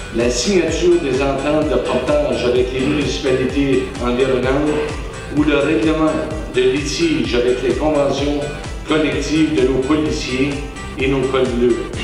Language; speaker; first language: French; native; French